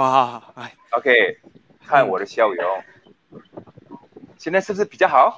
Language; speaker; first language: Chinese; native; Chinese